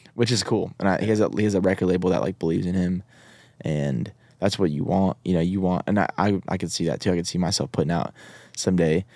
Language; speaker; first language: English; native; English